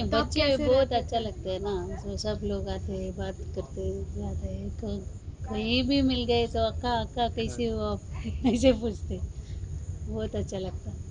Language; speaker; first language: Hindi; non-native, local second language; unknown